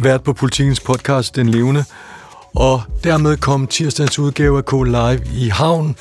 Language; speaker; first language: Danish; native; Danish